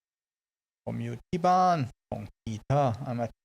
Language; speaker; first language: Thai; non-native, learner; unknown